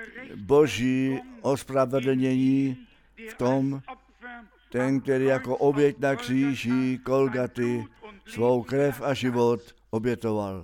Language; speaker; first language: Czech; non-native, fluent; German